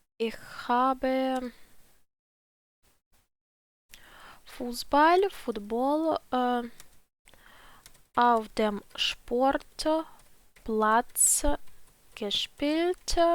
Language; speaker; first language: German; non-native, fluent; Ukrainian